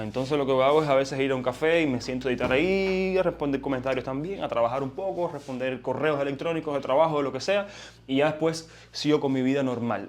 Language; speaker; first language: Spanish; native; Spanish